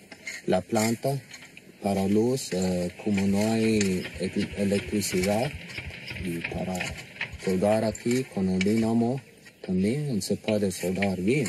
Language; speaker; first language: Spanish; non-native, local second language; Plautdietsch